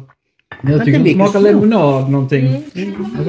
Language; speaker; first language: Swedish; native; Swedish